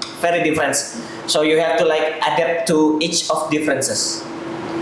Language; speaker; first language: English; non-native, learner; Indonesian